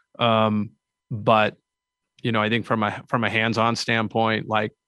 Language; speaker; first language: English; native; English